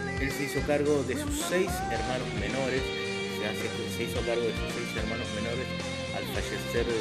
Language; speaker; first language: Spanish; native; Spanish